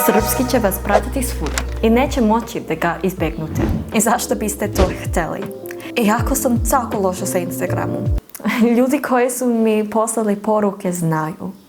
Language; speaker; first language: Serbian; non-native, fluent; English